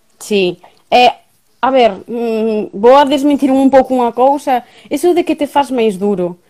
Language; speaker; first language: Galician; native; Galician